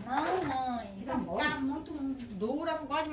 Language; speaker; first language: Portuguese; native; Portuguese